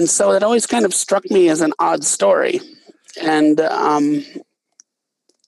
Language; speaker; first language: English; native; English